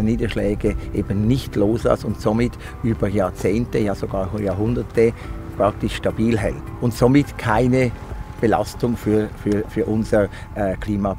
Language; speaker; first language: German; native; German